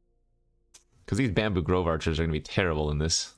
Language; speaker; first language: English; native; English